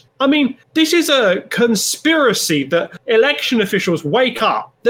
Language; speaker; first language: English; native; English